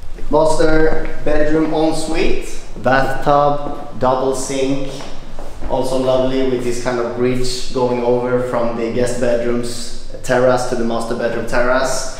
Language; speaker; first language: English; non-native, fluent; Swedish